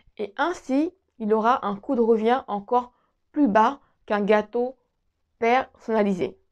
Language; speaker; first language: French; native; French